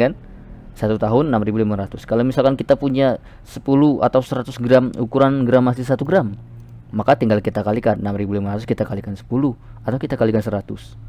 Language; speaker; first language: Indonesian; native; Indonesian